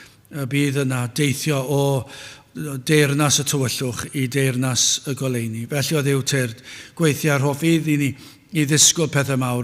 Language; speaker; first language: Welsh; native; Welsh